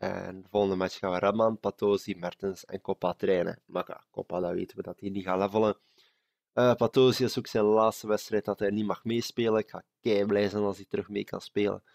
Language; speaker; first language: Dutch; native; Dutch